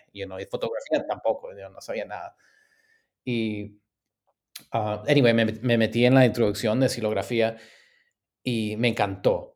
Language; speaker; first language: Spanish; early bilingual, heritage; Spanish